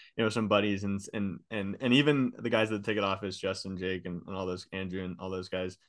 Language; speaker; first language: English; native; English